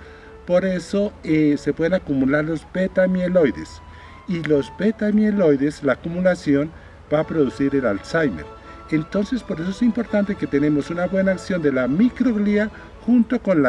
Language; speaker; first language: Spanish; native; Spanish